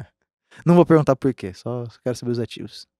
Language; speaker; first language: Portuguese; native; Portuguese